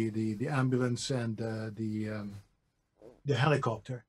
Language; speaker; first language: English; non-native, fluent; Dutch